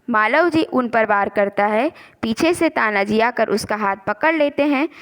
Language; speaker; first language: Hindi; non-native, local second language; Gujarati